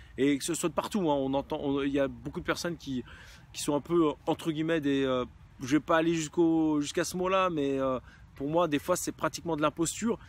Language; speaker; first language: French; native; French